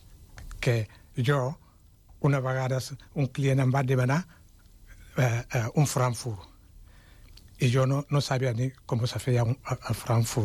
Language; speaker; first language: Catalan; non-native, fluent; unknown